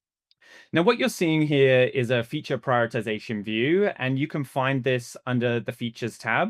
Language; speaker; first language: English; native; English